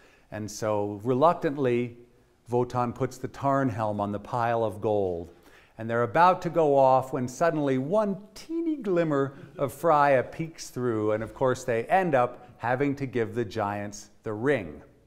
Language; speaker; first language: English; native; English